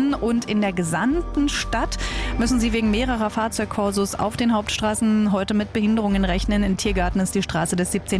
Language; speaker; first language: German; native; German